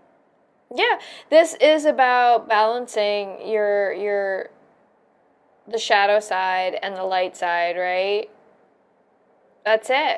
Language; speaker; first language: English; native; English